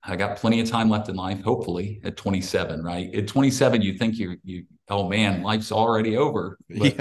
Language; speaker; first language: English; native; English